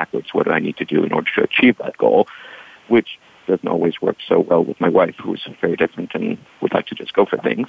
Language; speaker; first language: English; non-native, fluent; Danish